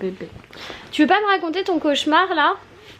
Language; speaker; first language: French; native; French